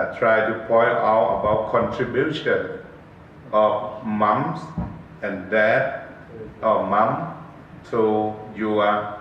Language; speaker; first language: English; non-native, learner; Thai